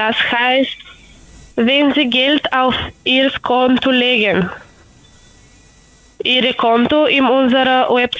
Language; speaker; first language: German; non-native, learner; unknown